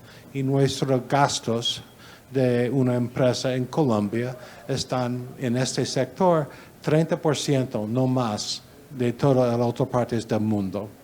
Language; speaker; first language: Spanish; non-native, learner; English